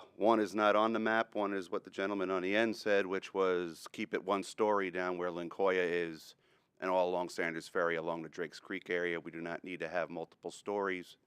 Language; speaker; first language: English; native; English